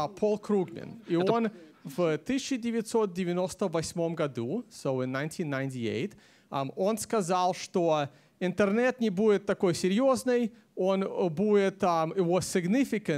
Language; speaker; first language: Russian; early bilingual, heritage; Russian